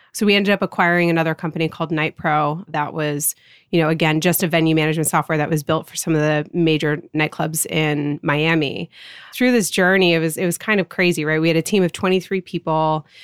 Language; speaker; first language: English; native; English